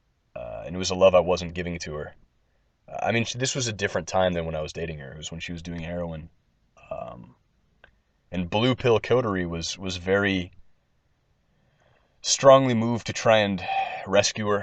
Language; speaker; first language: English; native; English